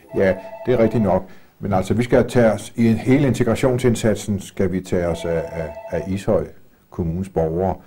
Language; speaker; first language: Danish; native; Danish